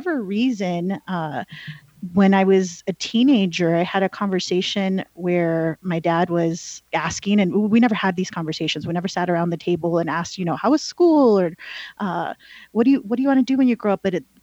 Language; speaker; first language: English; early bilingual, other home language; Spanish